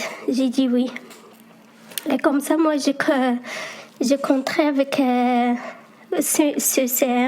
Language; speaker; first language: French; non-native, learner; Arabic